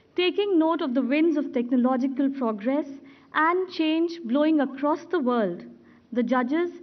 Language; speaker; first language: English; non-native, local second language; Hindi